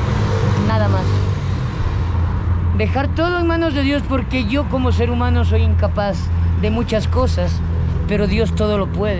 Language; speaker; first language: Spanish; native; Spanish